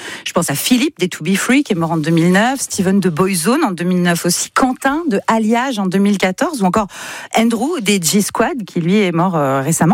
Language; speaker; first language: French; native; French